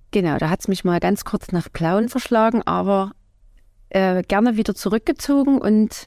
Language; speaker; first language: German; native; German